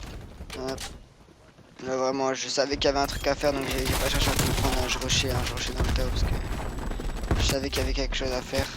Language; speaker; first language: French; native; French